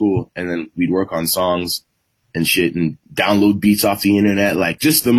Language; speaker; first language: English; native; English